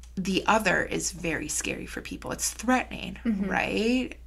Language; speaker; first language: English; native; English